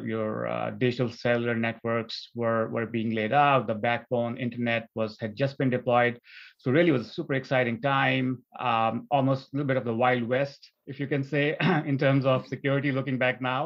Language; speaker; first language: English; non-native, local second language; Urdu